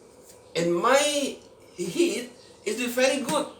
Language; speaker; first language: English; non-native, learner; Indonesian